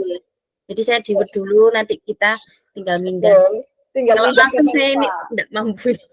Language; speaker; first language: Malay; non-native, local second language; Javanese